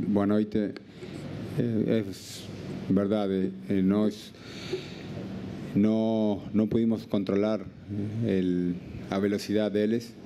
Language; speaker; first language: Portuguese; non-native, learner; Spanish